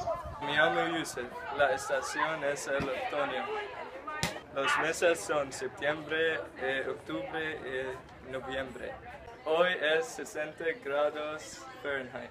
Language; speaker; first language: Spanish; non-native, learner; English